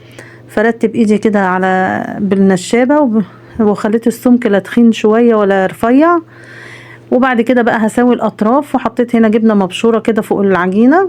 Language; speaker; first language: Arabic; native; Arabic